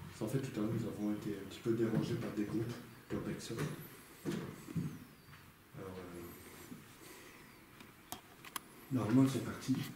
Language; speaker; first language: French; native; French